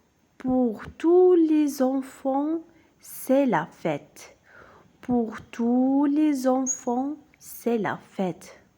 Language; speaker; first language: French; non-native, local second language; Arabic